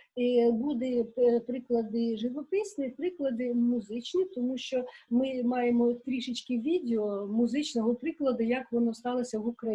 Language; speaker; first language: Ukrainian; non-native, local second language; Russian